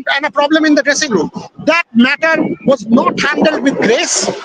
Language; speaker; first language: English; non-native, local second language; Bangla